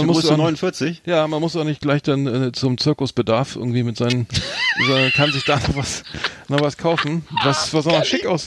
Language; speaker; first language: German; native; German